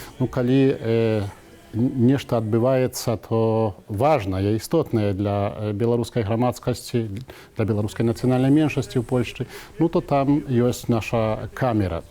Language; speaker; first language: Belarusian; native; Belarusian